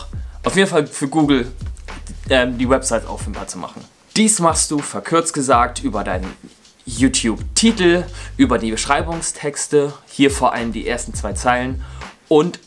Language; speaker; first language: German; native; German